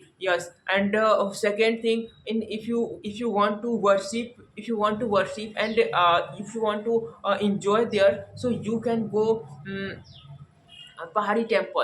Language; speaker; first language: English; non-native, learner; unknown